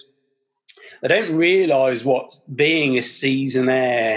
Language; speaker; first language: English; native; English